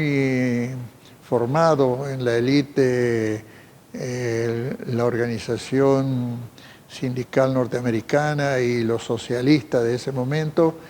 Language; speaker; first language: Spanish; native; Spanish